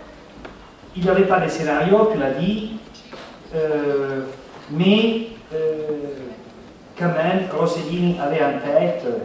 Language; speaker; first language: French; non-native, fluent; Italian